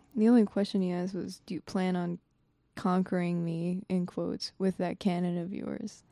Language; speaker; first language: English; non-native, fluent; Japanese